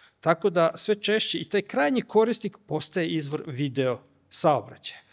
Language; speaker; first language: Serbian; native; Serbian